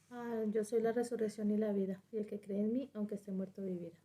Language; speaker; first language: Spanish; native; Spanish